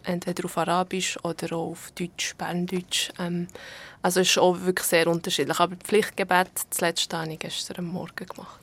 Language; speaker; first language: German; early bilingual, other home language; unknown